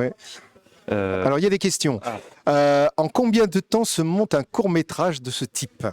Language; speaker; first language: French; native; French